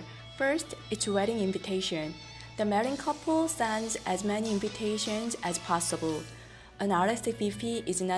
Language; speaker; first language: English; non-native, fluent; Korean